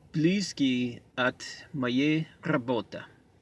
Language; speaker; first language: Russian; non-native, learner; English